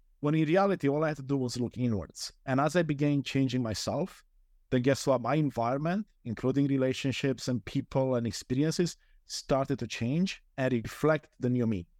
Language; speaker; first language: English; non-native, fluent; Romanian